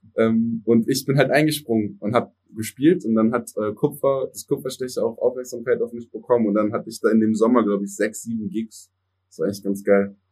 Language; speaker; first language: German; early bilingual, other home language; English